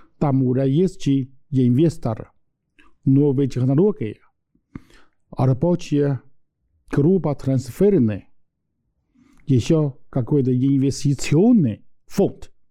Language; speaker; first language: Russian; non-native, learner; Chinese